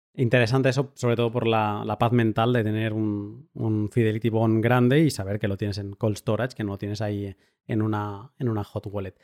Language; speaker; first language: Spanish; native; Spanish